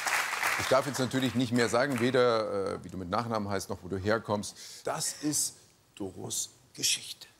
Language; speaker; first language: German; native; German